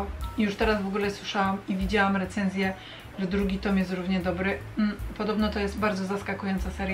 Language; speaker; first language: Polish; native; Polish